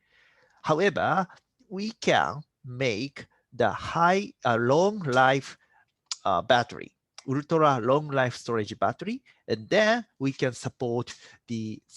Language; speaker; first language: English; non-native, fluent; Japanese